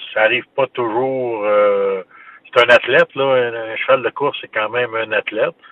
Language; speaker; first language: French; native; French